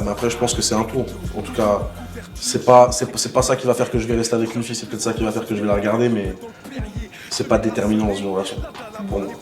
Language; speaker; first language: French; native; French